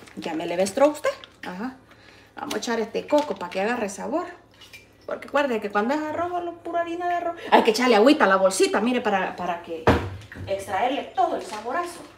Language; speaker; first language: Spanish; native; Spanish